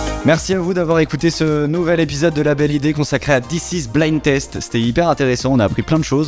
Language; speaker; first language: French; native; French